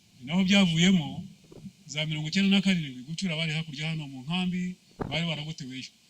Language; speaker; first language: Kinyarwanda; early bilingual, heritage; Kinyarwanda